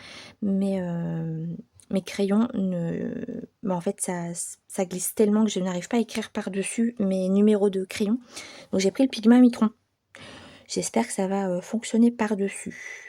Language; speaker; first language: French; native; French